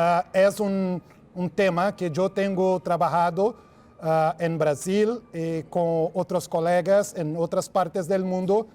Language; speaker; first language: Spanish; non-native, fluent; Portuguese